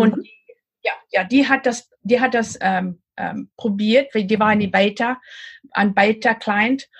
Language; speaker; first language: German; non-native, learner; English